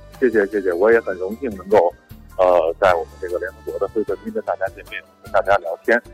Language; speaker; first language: Chinese; native; Chinese